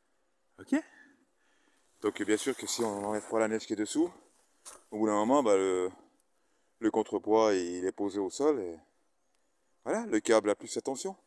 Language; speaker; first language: French; native; French